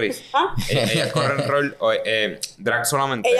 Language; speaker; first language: Spanish; native; Spanish